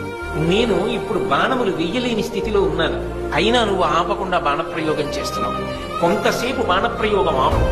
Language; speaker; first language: Telugu; native; Telugu